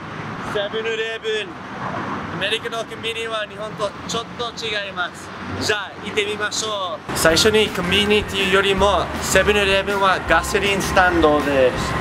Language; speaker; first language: Japanese; non-native, learner; English